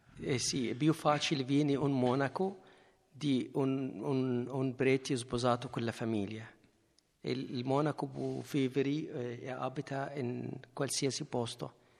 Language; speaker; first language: Italian; non-native, learner; Arabic